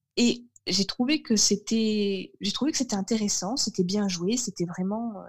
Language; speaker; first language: French; native; French